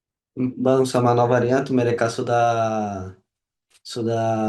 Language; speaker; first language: Indonesian; non-native, learner; Portuguese